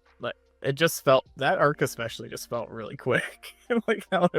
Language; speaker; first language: English; native; English